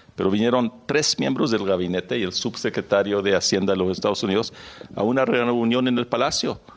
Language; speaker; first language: Spanish; early bilingual, heritage; Spanish